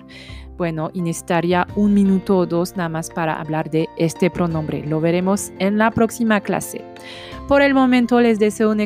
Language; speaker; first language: Spanish; non-native, fluent; French